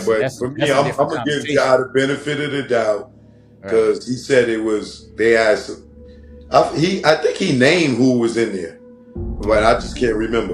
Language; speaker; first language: English; native; English